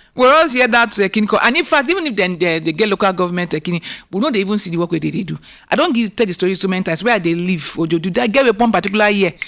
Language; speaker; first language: Nigerian Pidgin; non-native, local second language; Yoruba